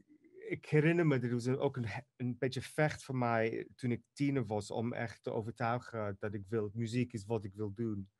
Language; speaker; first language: Dutch; non-native, fluent; Greek